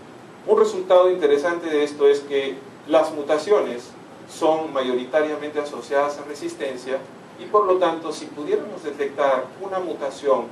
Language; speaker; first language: Spanish; native; Spanish